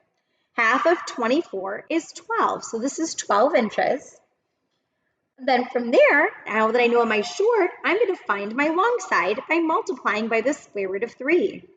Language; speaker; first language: English; native; English